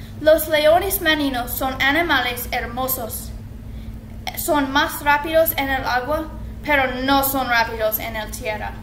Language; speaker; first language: Spanish; non-native, learner; English